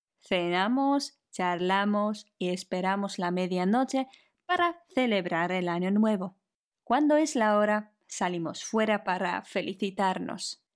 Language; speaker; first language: Spanish; non-native, fluent; Polish